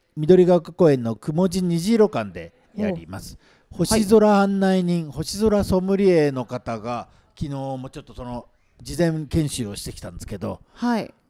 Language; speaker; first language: Japanese; native; Japanese